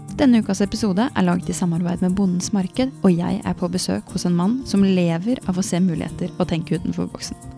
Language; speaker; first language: Norwegian; native; Norwegian